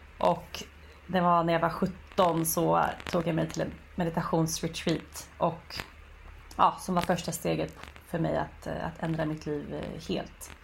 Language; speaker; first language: Swedish; native; Swedish